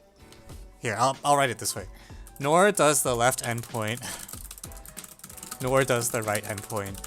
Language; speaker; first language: English; native; English